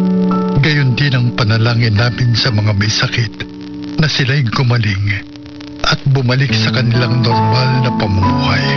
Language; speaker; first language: Filipino; native; Filipino